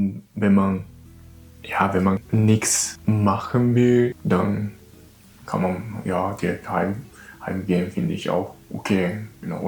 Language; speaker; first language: German; non-native, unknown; Japanese